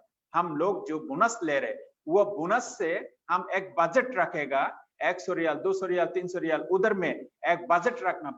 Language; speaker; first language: Hindi; non-native, fluent; Bangla